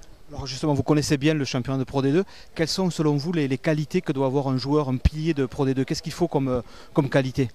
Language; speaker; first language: French; native; French